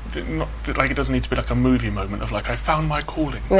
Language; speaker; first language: English; native; English